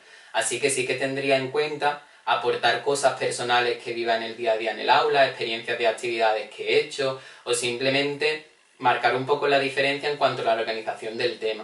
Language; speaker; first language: Spanish; native; Spanish